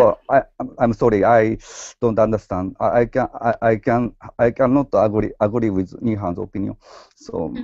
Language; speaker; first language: English; non-native, learner; Japanese